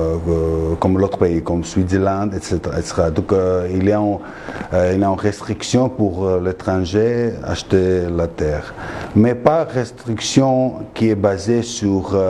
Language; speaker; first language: French; non-native, fluent; Georgian